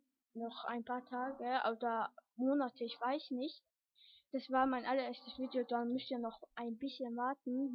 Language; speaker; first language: German; early bilingual, other home language; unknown